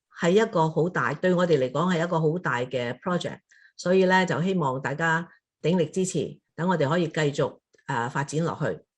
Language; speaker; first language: Cantonese; native; Cantonese